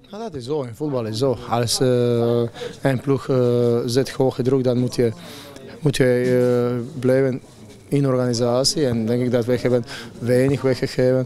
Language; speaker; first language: Dutch; non-native, fluent; Croatian